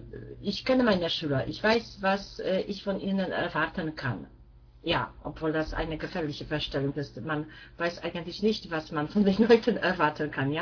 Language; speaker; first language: German; non-native, fluent; Polish